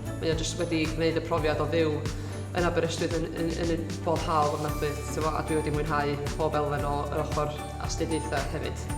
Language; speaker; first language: Welsh; native; Welsh